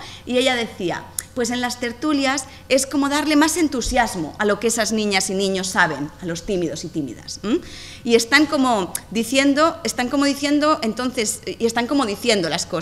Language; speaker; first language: Spanish; native; Spanish